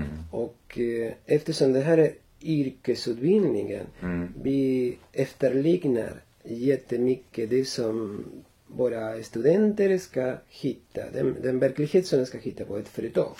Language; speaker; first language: Swedish; non-native, fluent; Spanish